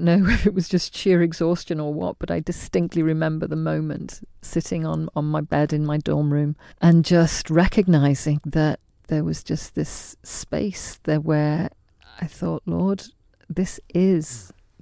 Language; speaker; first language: English; native; English